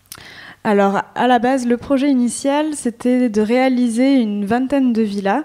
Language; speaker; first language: French; native; French